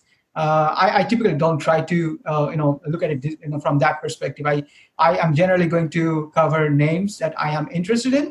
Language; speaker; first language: English; non-native, local second language; Bangla